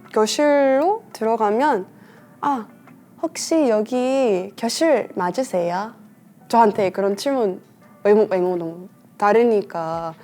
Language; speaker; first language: Korean; non-native, fluent; English